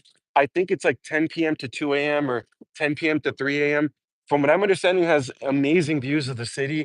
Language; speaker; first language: English; native; English